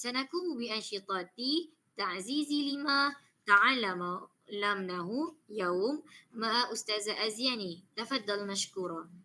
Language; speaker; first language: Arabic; non-native, learner; Malay